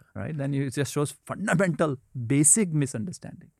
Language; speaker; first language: English; non-native, local second language; Hindi